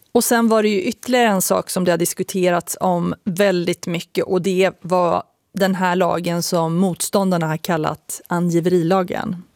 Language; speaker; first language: Swedish; native; Swedish